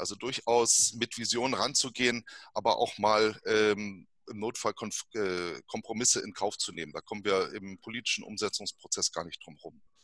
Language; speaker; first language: German; native; German